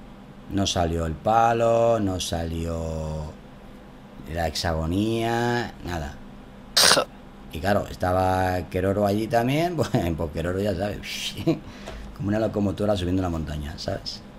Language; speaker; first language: Spanish; native; Spanish